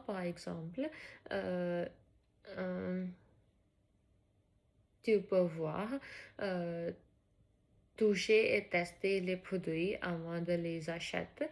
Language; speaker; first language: French; non-native, learner; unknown